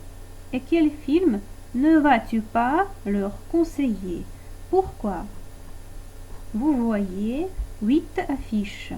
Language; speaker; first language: French; non-native, fluent; Russian